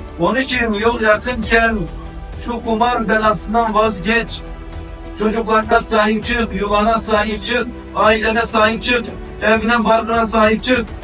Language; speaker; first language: Turkish; native; Turkish